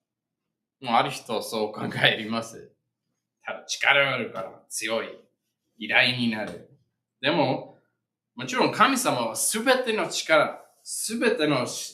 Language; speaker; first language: Japanese; non-native, fluent; English